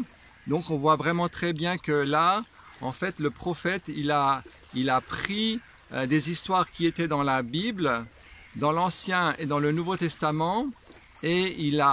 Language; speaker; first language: French; native; French